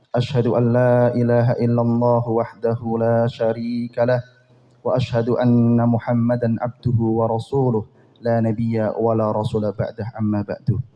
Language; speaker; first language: Indonesian; non-native, local second language; Javanese